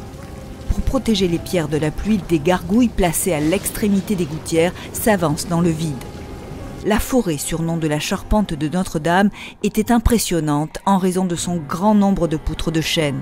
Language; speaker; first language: French; native; French